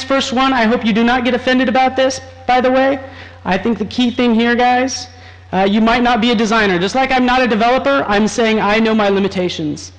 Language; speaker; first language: English; native; English